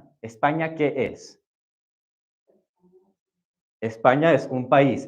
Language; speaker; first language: Spanish; non-native, fluent; English